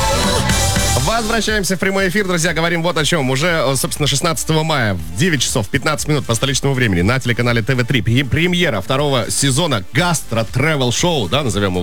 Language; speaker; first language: Russian; native; Russian